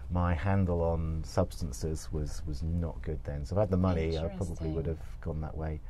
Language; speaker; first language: English; native; English